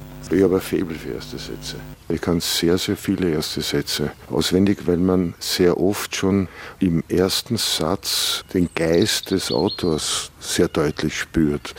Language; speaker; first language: German; native; German